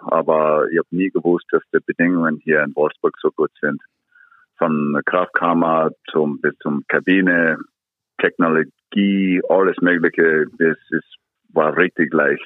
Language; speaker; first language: German; non-native, fluent; English